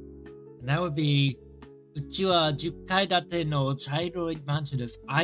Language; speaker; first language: Japanese; non-native, learner; English